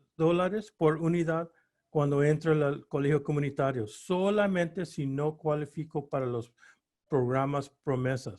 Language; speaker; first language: Spanish; early bilingual, heritage; Spanish